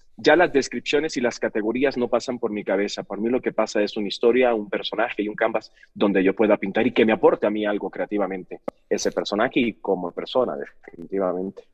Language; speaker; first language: Spanish; native; Spanish